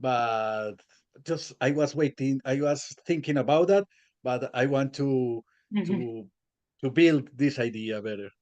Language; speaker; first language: English; non-native, learner; Spanish